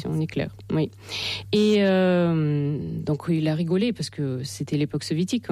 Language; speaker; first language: French; non-native, fluent; Russian